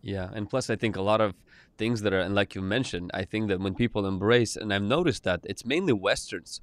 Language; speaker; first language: English; non-native, fluent; Ukrainian